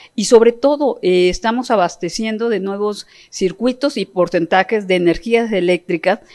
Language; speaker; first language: Spanish; native; Spanish